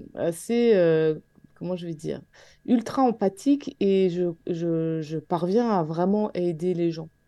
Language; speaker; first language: French; native; French